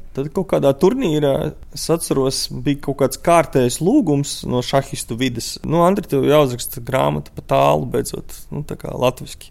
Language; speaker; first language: Latvian; native; Latvian